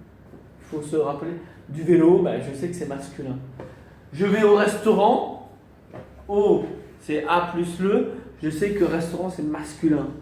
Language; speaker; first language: French; non-native, fluent; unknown